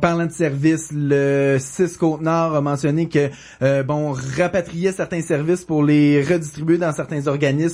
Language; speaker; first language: French; native; French